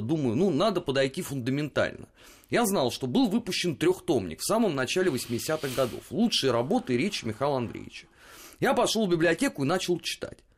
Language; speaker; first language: Russian; native; Russian